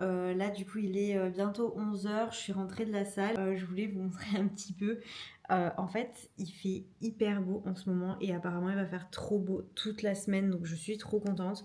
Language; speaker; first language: French; native; French